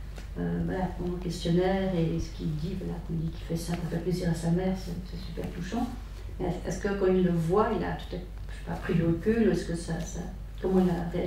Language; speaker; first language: French; native; French